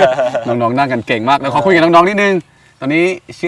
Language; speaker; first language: Thai; native; Thai